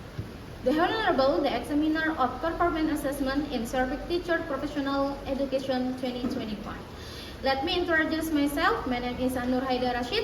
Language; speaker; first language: English; non-native, learner; Indonesian